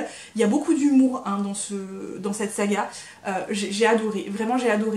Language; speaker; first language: French; native; French